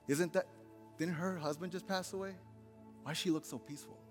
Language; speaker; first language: English; early bilingual, other home language; Spanish